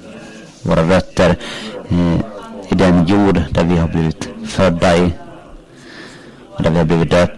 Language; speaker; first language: Swedish; non-native, local second language; Finnish